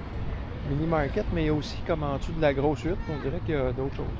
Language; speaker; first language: French; native; French